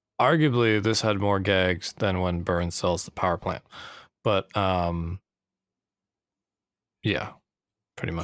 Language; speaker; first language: English; native; English